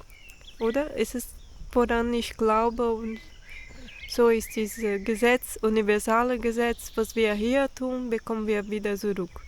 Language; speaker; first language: German; non-native, fluent; Portuguese